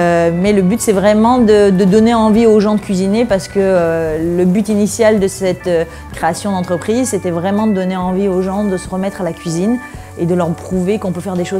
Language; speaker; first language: French; native; French